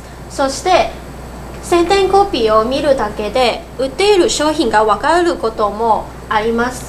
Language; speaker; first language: Japanese; non-native, learner; Cantonese